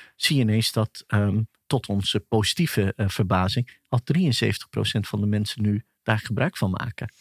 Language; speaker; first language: Dutch; early bilingual, other home language; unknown